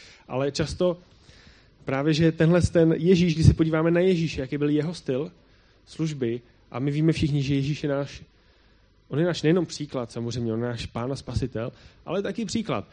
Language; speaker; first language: Czech; native; Czech